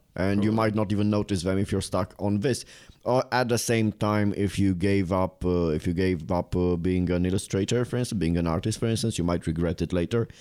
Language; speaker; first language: English; non-native, fluent; Romanian